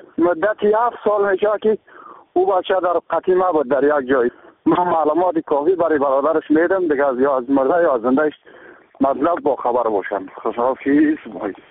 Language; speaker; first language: Persian; native; Persian